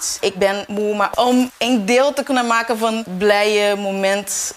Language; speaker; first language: Dutch; non-native, learner; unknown